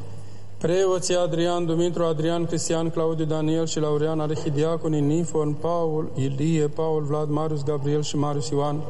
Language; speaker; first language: Romanian; native; Romanian